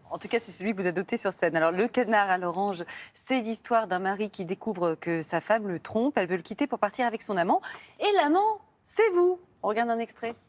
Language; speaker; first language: French; native; French